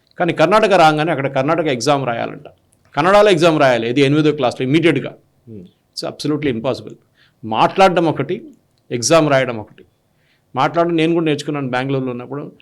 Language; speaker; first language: Telugu; native; Telugu